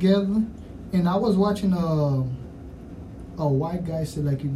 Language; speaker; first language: English; non-native, fluent; Haitian Creole